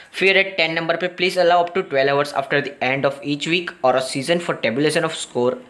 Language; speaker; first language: Hindi; non-native, local second language; Gujarati